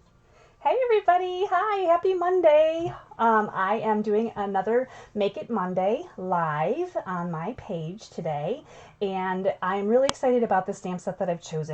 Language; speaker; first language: English; native; English